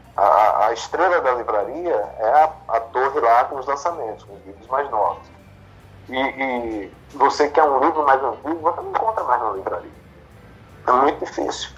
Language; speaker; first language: Portuguese; native; Portuguese